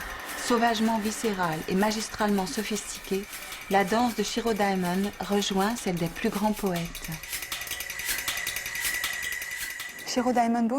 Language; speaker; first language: French; native; French